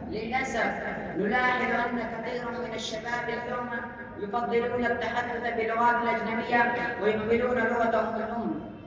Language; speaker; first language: Arabic; non-native, fluent; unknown